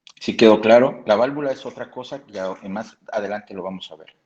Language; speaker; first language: Spanish; native; Spanish